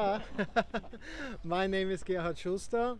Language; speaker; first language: English; non-native, fluent; German